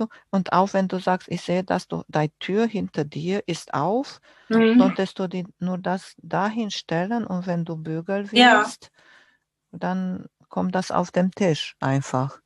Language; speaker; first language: German; non-native, fluent; Romanian